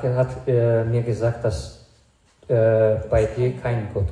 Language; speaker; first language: German; non-native, fluent; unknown